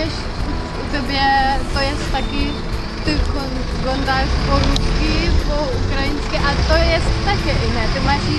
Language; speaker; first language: Polish; non-native, learner; Czech